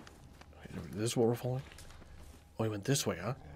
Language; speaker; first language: English; native; English